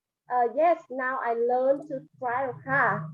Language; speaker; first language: English; non-native, learner; Vietnamese